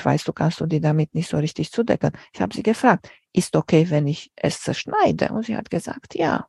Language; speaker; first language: German; non-native, fluent; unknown